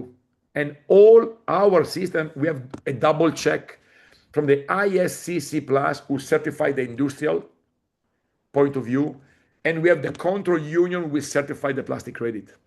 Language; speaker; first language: English; non-native, fluent; Italian